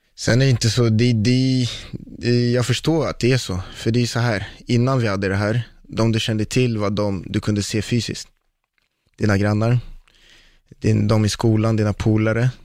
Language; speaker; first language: Swedish; early bilingual, other home language; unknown